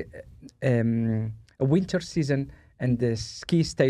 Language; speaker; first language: English; non-native, learner; Spanish